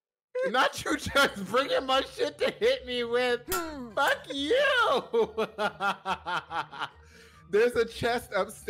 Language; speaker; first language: English; native; English